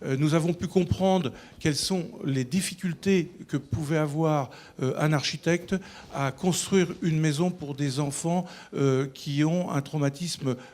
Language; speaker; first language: French; native; French